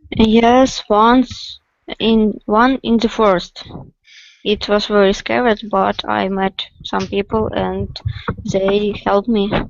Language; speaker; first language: English; non-native, learner; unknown